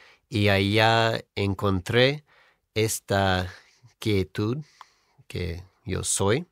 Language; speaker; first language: Spanish; non-native, fluent; English